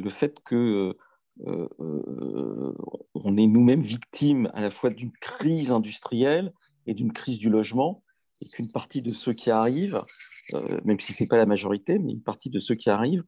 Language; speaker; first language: French; native; French